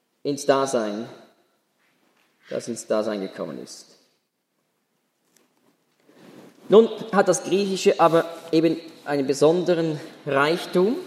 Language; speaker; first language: German; native; German